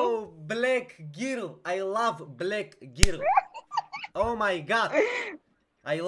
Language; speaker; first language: English; non-native, learner; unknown